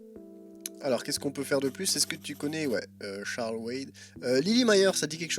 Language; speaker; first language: French; native; French